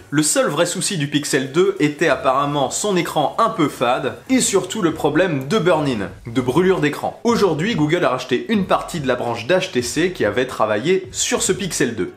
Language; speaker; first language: French; native; French